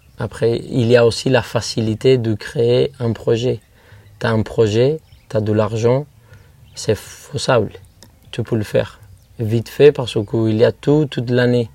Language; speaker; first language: French; non-native, fluent; Spanish